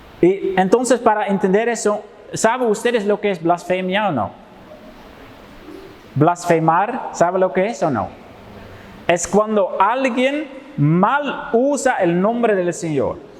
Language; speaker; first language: Spanish; non-native, fluent; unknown